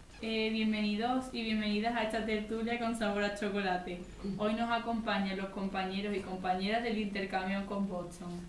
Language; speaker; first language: Spanish; native; Spanish